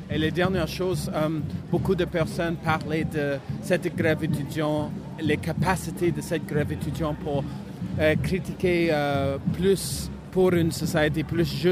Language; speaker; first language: French; non-native, learner; English